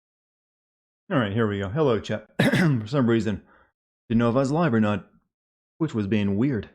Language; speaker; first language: English; native; English